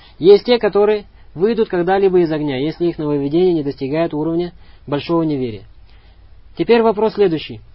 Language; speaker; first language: Russian; non-native, local second language; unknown